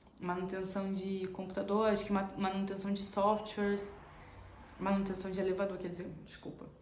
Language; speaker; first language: Portuguese; native; Portuguese